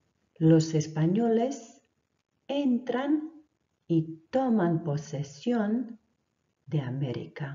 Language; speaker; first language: Spanish; non-native, fluent; Croatian